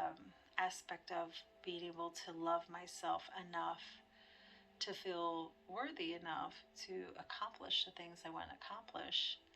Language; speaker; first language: English; native; English